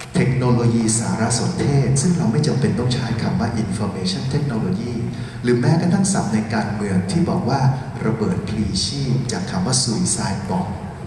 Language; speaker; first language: Thai; native; Thai